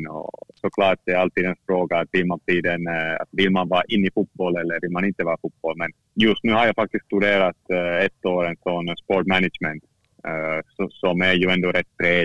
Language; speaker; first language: Swedish; non-native, fluent; Finnish